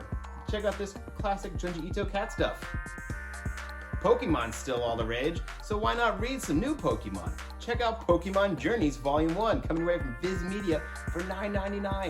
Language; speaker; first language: English; native; English